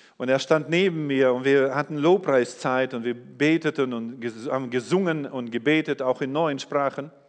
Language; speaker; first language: German; non-native, fluent; English